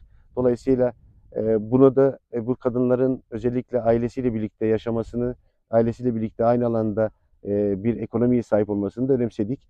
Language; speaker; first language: Turkish; native; Turkish